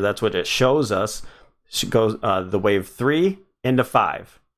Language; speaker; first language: English; native; English